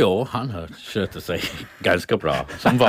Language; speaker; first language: Swedish; non-native, learner; English